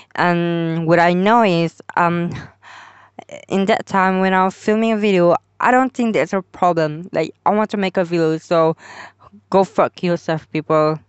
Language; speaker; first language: English; non-native, local second language; Malay